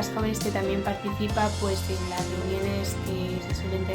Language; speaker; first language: Spanish; native; Spanish